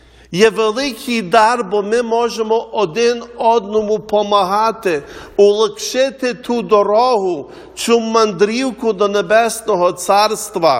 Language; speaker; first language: Ukrainian; early bilingual, heritage; Ukrainian